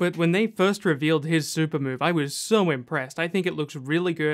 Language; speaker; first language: English; native; English